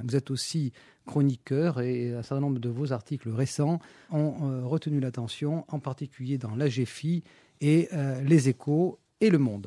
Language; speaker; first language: French; native; French